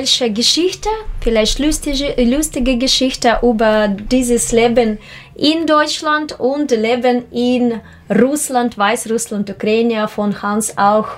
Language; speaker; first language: German; non-native, learner; Russian